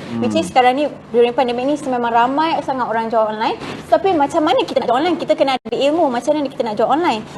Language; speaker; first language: Malay; non-native, local second language; Chinese